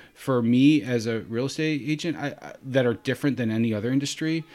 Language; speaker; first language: English; native; English